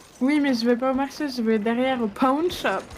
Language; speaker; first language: French; native; French